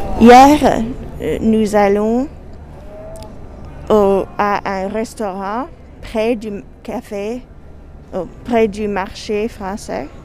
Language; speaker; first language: French; non-native, fluent; English